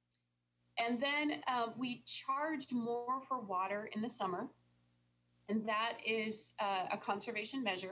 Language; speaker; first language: English; native; English